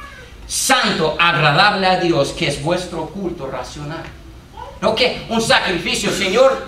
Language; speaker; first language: Spanish; non-native, fluent; English